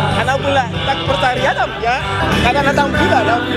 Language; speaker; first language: Russian; non-native, learner; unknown